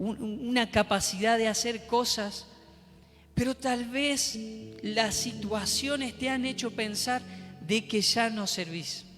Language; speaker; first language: Spanish; native; Spanish